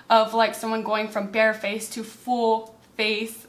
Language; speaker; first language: English; native; English